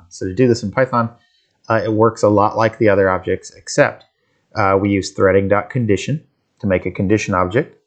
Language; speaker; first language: English; native; English